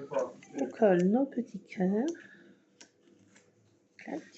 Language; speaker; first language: French; native; French